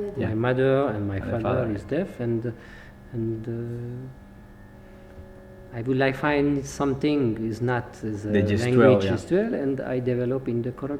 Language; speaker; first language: English; non-native, learner; Hungarian